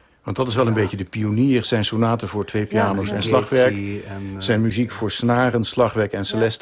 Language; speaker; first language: Dutch; native; Dutch